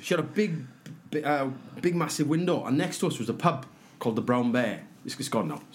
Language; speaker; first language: English; native; English